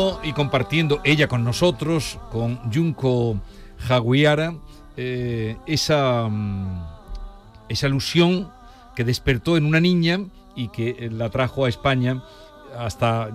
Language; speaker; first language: Spanish; native; Spanish